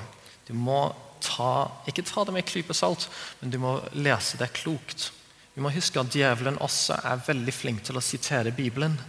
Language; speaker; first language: Norwegian; non-native, fluent; English